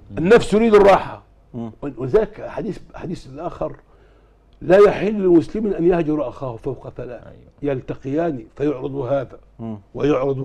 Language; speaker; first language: Arabic; native; Arabic